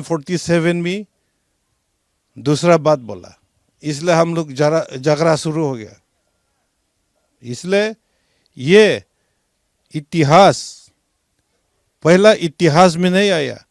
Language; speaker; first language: Hindi; non-native, local second language; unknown